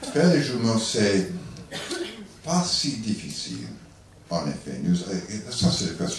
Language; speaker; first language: French; non-native, learner; English